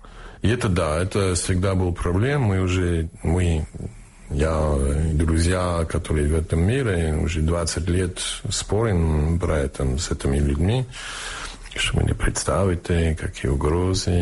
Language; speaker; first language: Russian; early bilingual, heritage; Russian